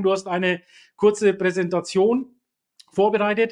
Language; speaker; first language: German; native; German